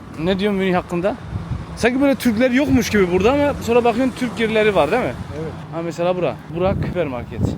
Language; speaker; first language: Turkish; early bilingual, heritage; Turkish